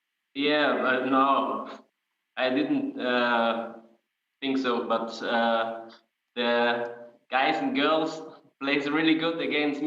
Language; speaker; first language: English; non-native, fluent; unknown